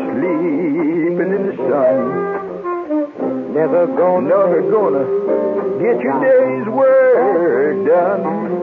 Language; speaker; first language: English; native; English